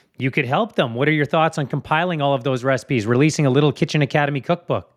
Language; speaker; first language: English; native; English